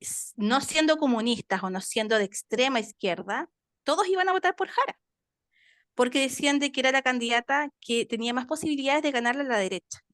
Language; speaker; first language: Spanish; native; Spanish